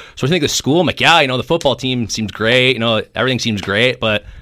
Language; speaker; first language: English; native; English